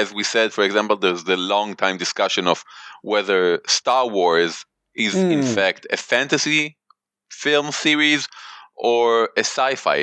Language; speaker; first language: English; non-native, fluent; Hebrew